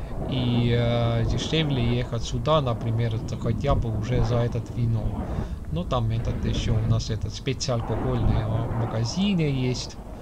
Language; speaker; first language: Russian; non-native, learner; Estonian